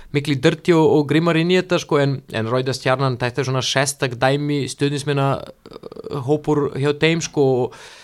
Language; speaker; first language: Icelandic; non-native, fluent; Serbian